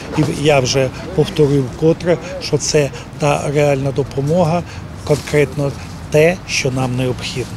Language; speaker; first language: Ukrainian; native; Ukrainian